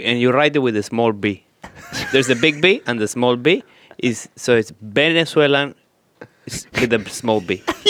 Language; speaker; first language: English; non-native, fluent; Spanish